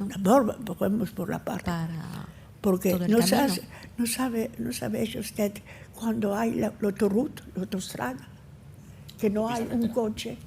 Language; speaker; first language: Spanish; early bilingual, heritage; Ladino